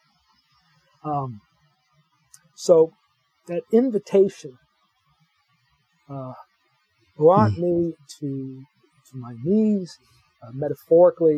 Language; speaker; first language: English; native; English